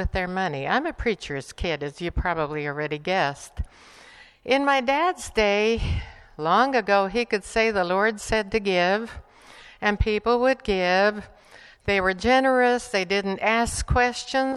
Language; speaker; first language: English; non-native, fluent; Spanish